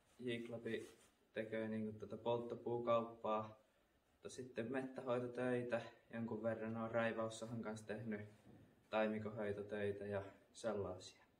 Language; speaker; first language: Finnish; native; Finnish